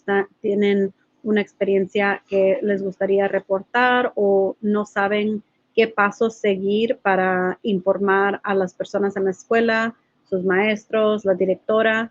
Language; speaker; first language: Spanish; early bilingual, other home language; English